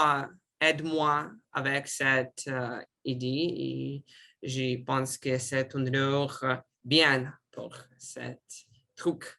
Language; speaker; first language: French; non-native, learner; Russian